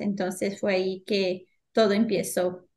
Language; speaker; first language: Spanish; non-native, fluent; Portuguese